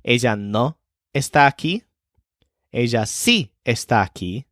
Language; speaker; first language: Spanish; non-native, fluent; English